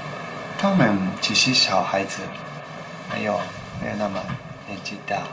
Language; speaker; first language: Chinese; non-native, learner; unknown